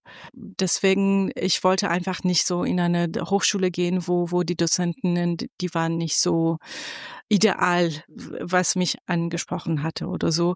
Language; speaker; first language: German; non-native, fluent; Persian